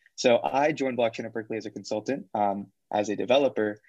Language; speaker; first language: English; native; English